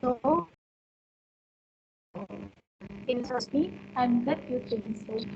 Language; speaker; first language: English; non-native, fluent; Indonesian